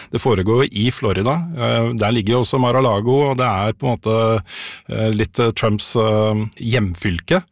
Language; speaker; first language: Norwegian; native; Norwegian